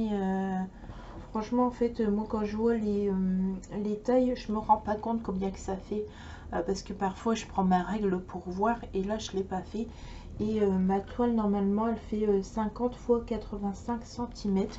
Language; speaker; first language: French; native; French